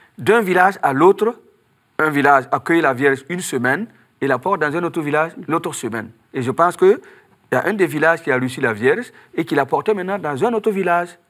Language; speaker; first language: French; non-native, local second language; Mossi